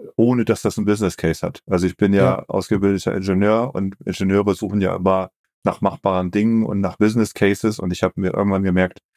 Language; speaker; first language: German; native; German